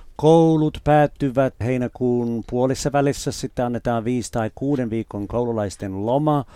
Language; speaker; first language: Finnish; non-native, fluent; English